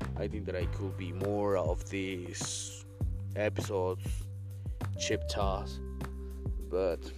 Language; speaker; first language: English; non-native, learner; Spanish